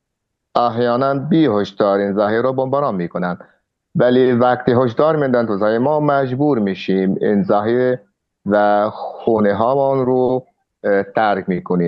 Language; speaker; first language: Persian; non-native, fluent; Arabic